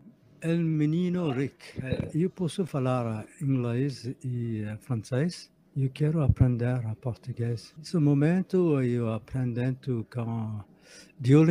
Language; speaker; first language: Spanish; non-native, learner; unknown